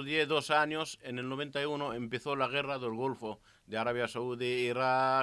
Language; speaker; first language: Spanish; non-native, learner; Arabic